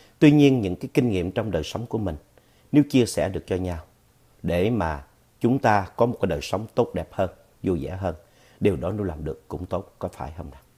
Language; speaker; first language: Vietnamese; native; Vietnamese